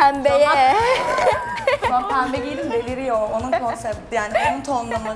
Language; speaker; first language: Turkish; native; Turkish